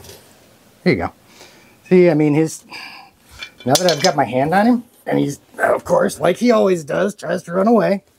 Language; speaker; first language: English; native; English